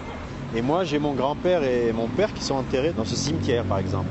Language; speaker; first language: French; non-native, local second language; Arabic